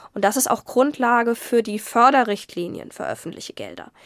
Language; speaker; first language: German; native; German